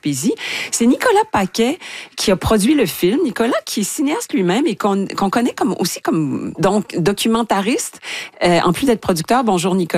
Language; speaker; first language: French; native; French